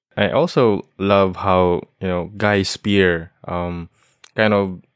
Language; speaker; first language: English; non-native, local second language; Filipino